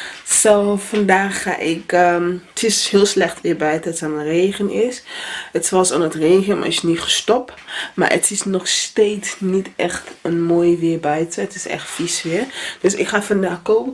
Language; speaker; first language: Dutch; non-native, fluent; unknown